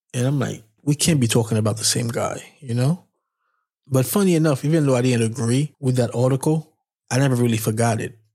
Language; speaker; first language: English; non-native, fluent; Haitian Creole